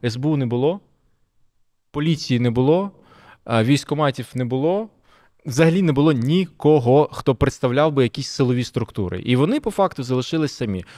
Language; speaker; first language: Ukrainian; non-native, local second language; Russian